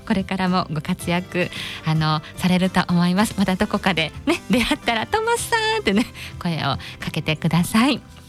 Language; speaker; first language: Japanese; native; Japanese